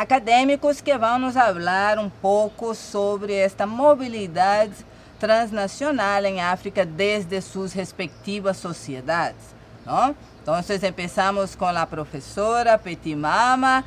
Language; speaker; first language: Spanish; non-native, fluent; Portuguese